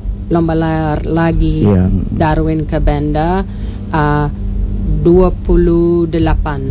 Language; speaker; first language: Indonesian; non-native, learner; English